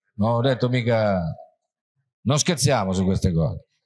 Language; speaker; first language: Italian; native; Italian